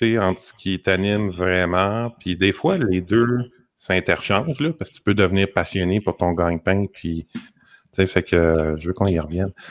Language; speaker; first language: French; native; French